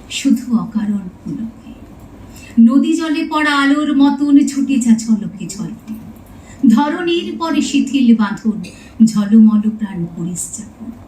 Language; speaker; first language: Bangla; non-native, local second language; Santali